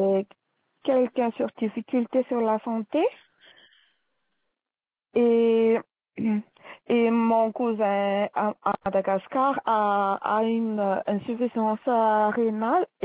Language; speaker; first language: French; non-native, local second language; Malagasy